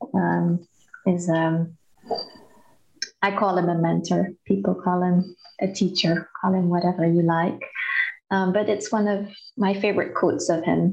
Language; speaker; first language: English; non-native, fluent; Dutch